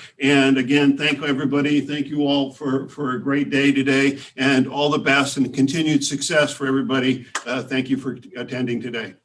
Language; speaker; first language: English; native; English